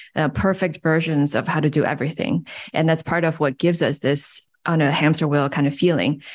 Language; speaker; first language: English; early bilingual, other home language; Chinese